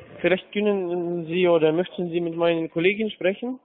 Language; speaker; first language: German; non-native, learner; Russian